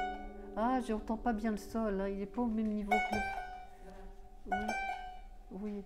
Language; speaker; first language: French; native; French